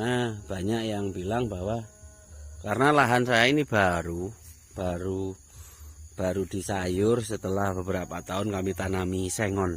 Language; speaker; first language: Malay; non-native, local second language; Javanese